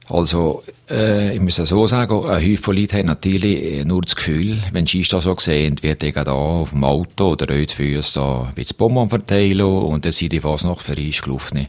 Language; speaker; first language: German; native; German